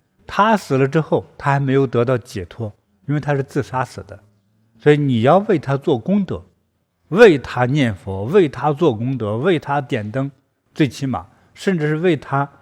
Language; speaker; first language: Chinese; native; Chinese